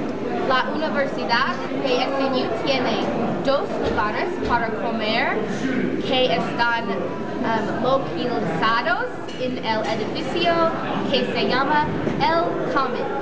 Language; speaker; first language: Spanish; non-native, learner; English